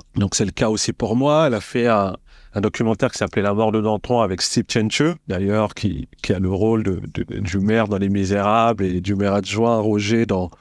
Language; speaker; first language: French; native; French